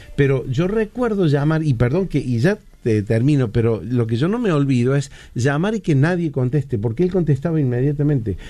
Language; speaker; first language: Spanish; native; Spanish